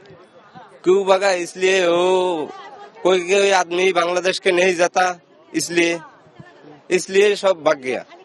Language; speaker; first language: Hindi; non-native, learner; Bangla